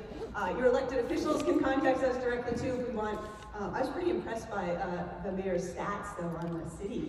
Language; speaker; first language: English; native; English